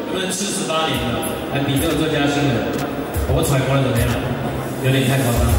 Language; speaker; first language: Chinese; native; Chinese